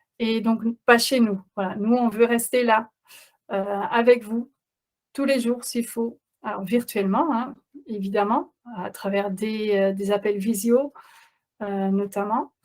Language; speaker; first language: French; non-native, fluent; Dutch